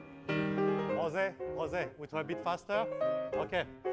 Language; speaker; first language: English; non-native, fluent; French